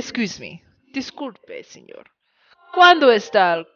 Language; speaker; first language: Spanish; non-native, learner; English